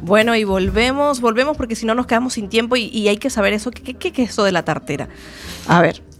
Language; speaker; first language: Spanish; native; Spanish